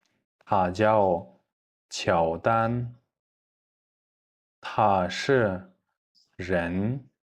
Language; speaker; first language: Chinese; non-native, fluent; Kyrgyz